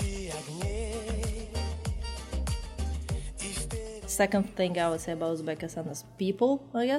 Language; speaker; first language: English; non-native, fluent; Uzbek